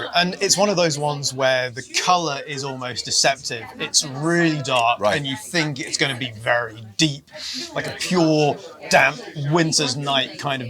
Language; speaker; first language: English; native; English